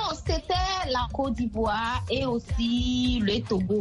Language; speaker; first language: French; non-native, learner; Akan